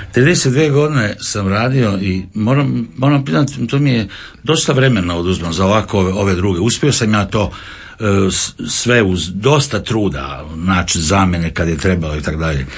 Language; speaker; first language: Croatian; native; Croatian